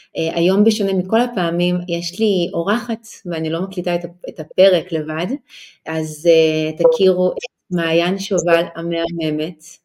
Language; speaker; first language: Hebrew; early bilingual, other home language; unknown